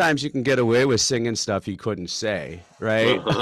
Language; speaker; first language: English; native; English